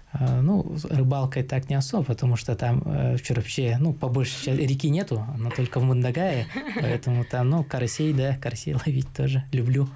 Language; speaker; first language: Russian; non-native, local second language; Yakut